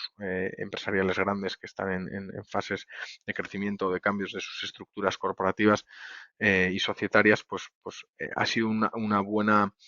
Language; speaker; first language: Spanish; native; Spanish